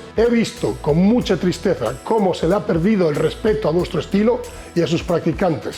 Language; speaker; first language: Spanish; native; Spanish